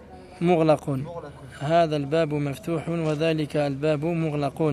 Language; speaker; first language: Arabic; non-native, fluent; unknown